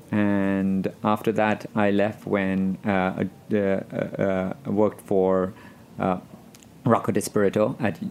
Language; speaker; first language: English; non-native, local second language; Gujarati